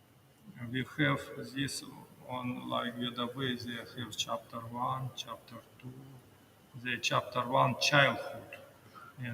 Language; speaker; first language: English; non-native, learner; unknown